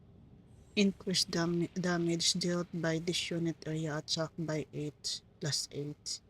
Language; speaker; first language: English; non-native, learner; Filipino